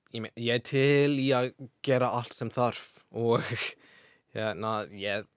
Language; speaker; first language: Icelandic; non-native, fluent; English